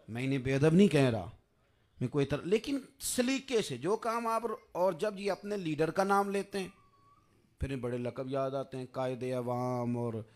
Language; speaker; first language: Urdu; non-native, local second language; Punjabi